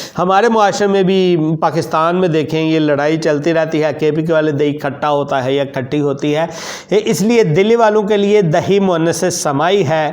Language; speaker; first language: Urdu; native; Urdu